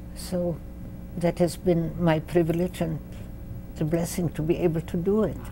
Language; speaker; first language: English; non-native, fluent; Polish